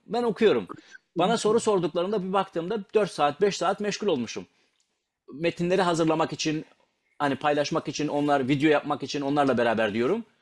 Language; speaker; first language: Turkish; non-native, local second language; Kurdish